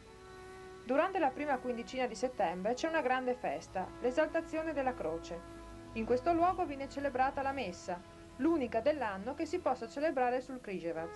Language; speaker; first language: Italian; native; Italian